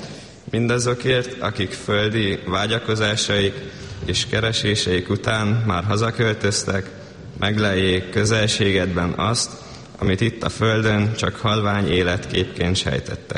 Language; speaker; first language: Hungarian; native; Hungarian